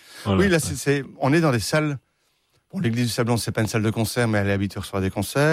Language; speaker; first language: French; native; French